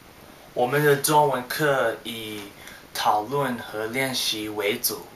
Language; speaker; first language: Chinese; non-native, learner; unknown